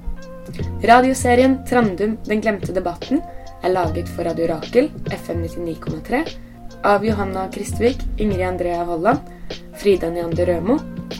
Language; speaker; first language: Norwegian; native; Norwegian